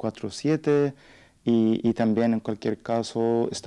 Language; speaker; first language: Spanish; non-native, learner; Arabic